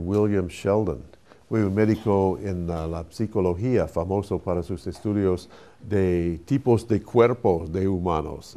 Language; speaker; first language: Spanish; non-native, fluent; English